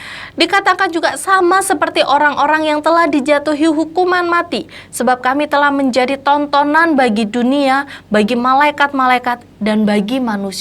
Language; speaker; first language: Indonesian; native; Indonesian